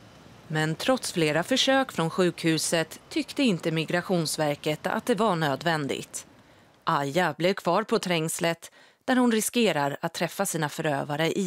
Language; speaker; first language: Swedish; native; Swedish